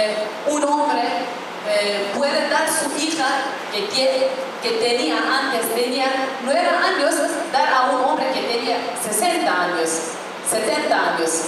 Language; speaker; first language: Spanish; non-native, fluent; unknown